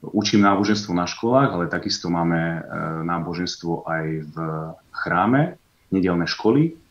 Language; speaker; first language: Slovak; native; Slovak